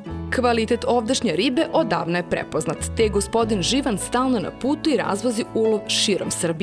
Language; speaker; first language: Serbian; native; Serbian